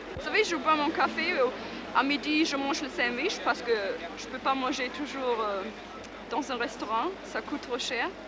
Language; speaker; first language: French; non-native, learner; German